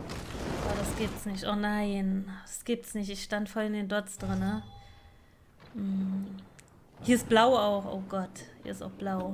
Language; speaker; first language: German; native; German